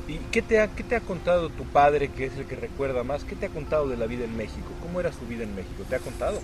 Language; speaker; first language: Spanish; native; Spanish